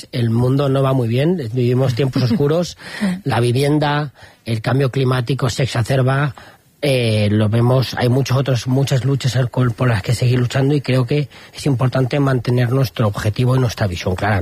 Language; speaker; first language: Spanish; native; Spanish